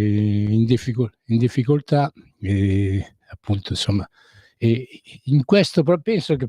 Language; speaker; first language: Italian; native; Italian